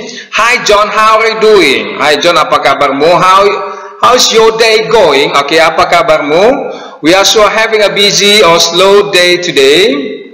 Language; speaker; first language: English; non-native, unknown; Indonesian